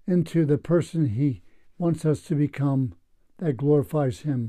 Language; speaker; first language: English; native; English